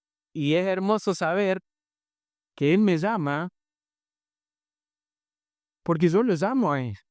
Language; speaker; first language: Spanish; native; Spanish